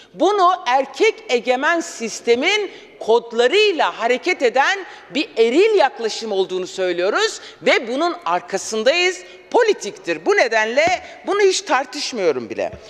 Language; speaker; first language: Turkish; non-native, local second language; Kurdish